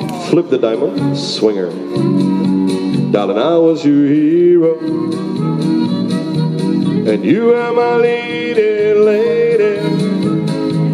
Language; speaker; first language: English; non-native, fluent; Danish